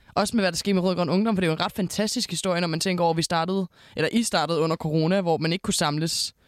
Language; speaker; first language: Danish; native; Danish